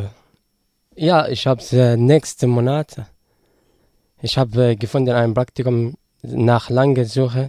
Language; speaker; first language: German; non-native, learner; Arabic